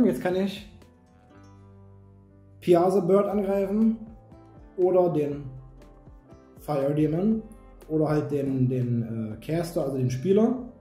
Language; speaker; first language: German; native; German